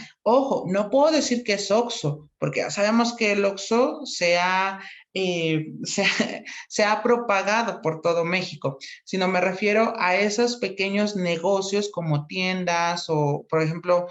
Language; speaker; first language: Spanish; native; Spanish